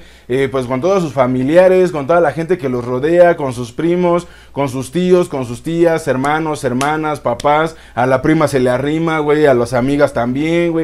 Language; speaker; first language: Spanish; native; Spanish